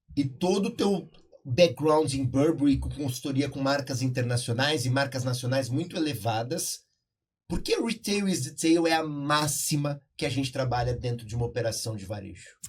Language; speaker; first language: Portuguese; native; Portuguese